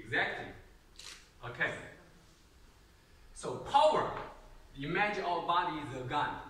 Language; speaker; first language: English; non-native, learner; Chinese